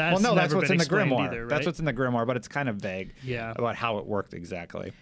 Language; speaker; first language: English; native; English